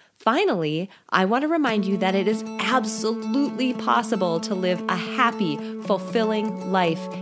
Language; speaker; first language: English; native; English